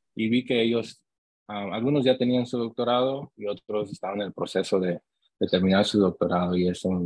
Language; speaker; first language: Spanish; early bilingual, heritage; Spanish